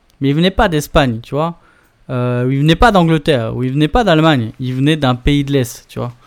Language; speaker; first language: French; native; French